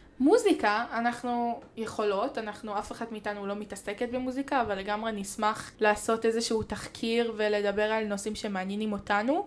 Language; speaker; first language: Hebrew; native; Hebrew